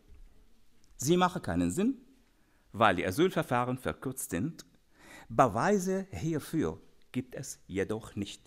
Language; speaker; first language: German; non-native, fluent; Arabic